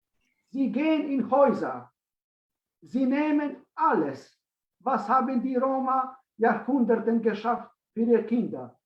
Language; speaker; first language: German; non-native, fluent; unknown